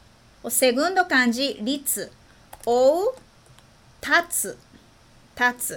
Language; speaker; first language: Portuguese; non-native, fluent; Japanese